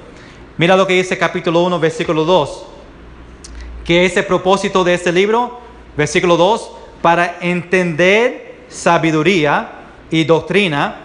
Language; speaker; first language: Spanish; early bilingual, heritage; Spanish